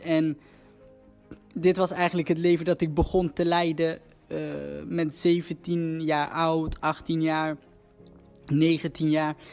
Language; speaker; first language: Dutch; early bilingual, other home language; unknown